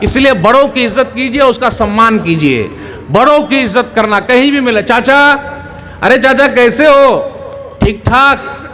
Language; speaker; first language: Hindi; native; Hindi